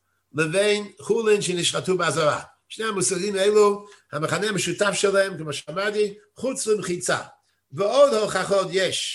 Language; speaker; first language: Hebrew; non-native, fluent; English